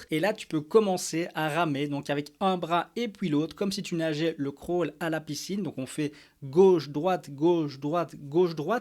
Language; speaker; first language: French; native; French